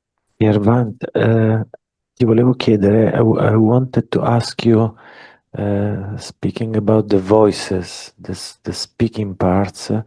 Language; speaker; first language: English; non-native, fluent; Italian